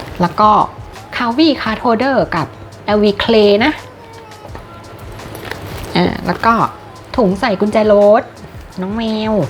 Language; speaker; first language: Thai; native; Thai